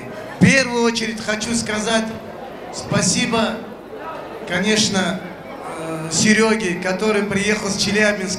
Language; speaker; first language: Russian; non-native, local second language; Kurdish